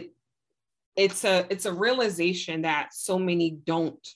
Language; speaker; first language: English; native; English